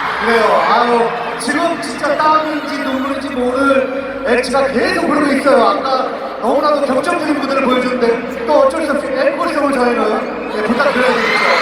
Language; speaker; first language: Korean; native; Korean